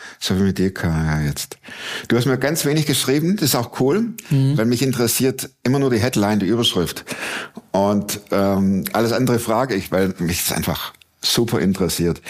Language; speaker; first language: German; native; German